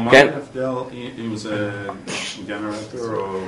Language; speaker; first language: Hebrew; non-native, fluent; English